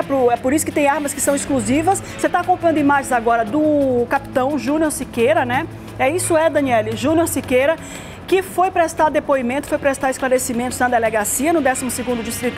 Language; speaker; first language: Portuguese; native; Portuguese